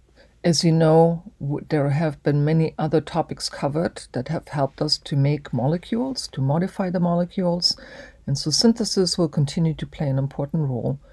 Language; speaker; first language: English; native; English